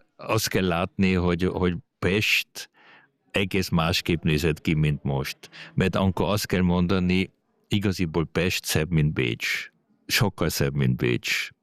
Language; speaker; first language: Hungarian; early bilingual, heritage; Hungarian